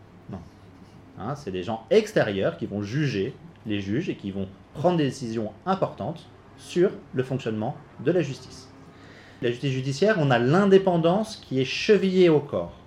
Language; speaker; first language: French; native; French